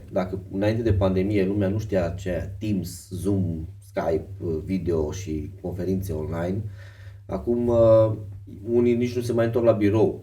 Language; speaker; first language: Romanian; native; Romanian